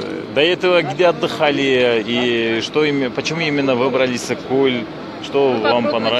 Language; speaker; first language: Russian; non-native, local second language; Kyrgyz